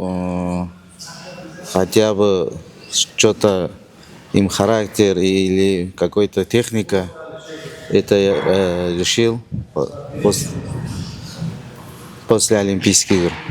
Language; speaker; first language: Russian; non-native, learner; Uzbek